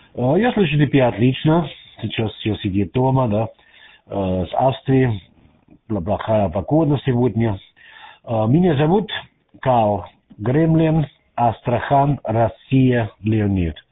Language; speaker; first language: Russian; non-native, learner; German